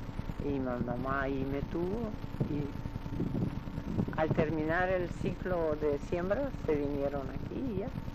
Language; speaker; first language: Spanish; early bilingual, other home language; Russian